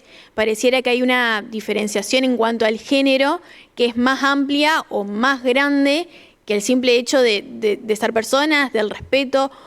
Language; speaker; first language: Spanish; native; Spanish